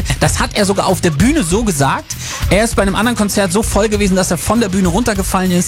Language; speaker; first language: German; native; German